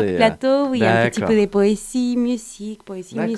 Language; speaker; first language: French; non-native, learner; Spanish